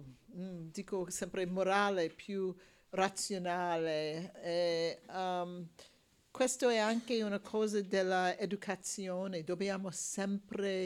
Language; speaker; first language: Italian; non-native, learner; English